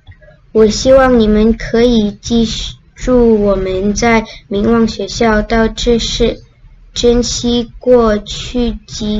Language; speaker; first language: Chinese; non-native, learner; Indonesian